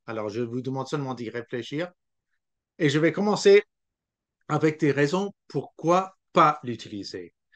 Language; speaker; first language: French; non-native, local second language; English